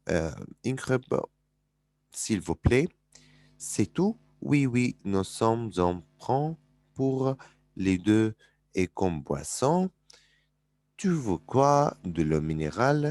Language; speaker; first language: French; non-native, fluent; Arabic